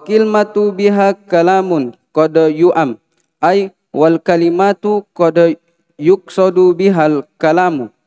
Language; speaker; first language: Arabic; non-native, learner; Indonesian